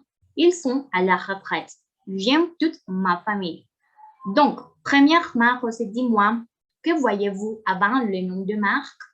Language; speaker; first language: French; non-native, fluent; Spanish